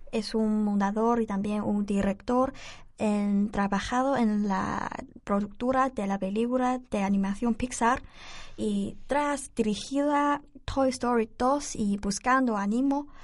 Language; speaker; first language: Spanish; non-native, learner; Chinese